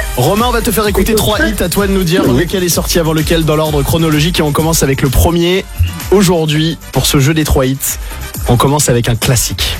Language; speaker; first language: French; native; French